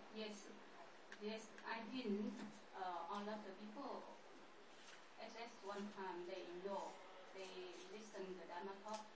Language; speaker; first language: English; non-native, learner; Vietnamese